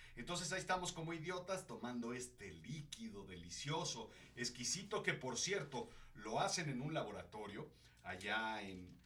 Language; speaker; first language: Spanish; native; Spanish